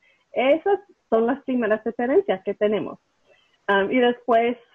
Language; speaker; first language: Spanish; early bilingual, heritage; Spanish